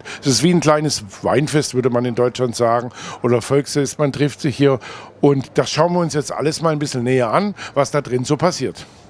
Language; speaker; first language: German; native; German